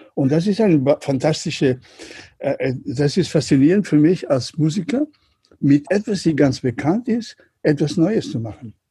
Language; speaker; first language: German; non-native, learner; Catalan